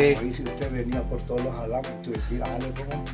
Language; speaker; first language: Spanish; native; Spanish